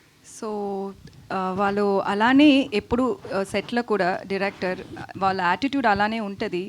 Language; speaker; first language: Telugu; non-native, learner; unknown